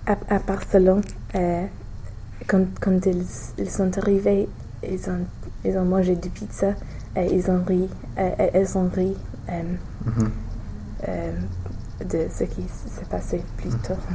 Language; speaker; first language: French; non-native, learner; English